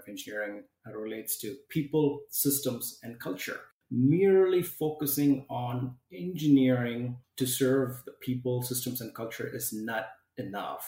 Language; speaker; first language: English; non-native, local second language; Tamil